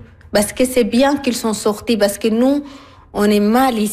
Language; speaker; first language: French; non-native, learner; Arabic